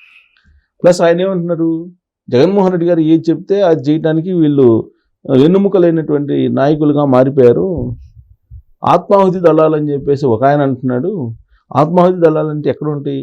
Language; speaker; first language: Telugu; native; Telugu